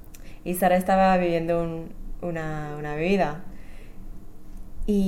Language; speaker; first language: Spanish; non-native, fluent; English